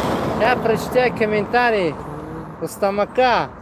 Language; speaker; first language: Russian; non-native, local second language; Tajik